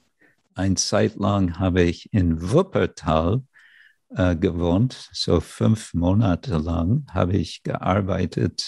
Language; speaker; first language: German; non-native, fluent; English